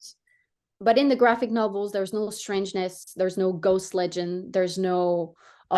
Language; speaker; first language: English; non-native, fluent; French